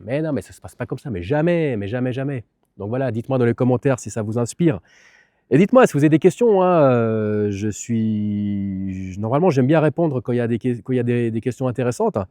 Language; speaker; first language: French; native; French